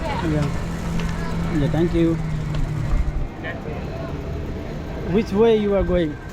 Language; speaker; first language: English; non-native, learner; Nepali